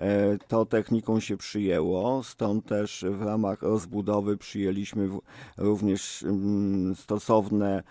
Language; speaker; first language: Polish; native; Polish